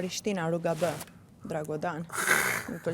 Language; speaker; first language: Albanian; non-native, learner; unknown